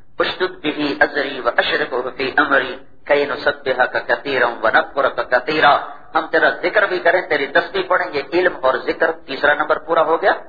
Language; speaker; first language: Urdu; non-native, local second language; Punjabi